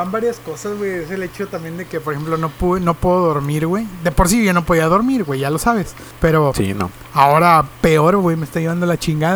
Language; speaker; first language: Spanish; native; Spanish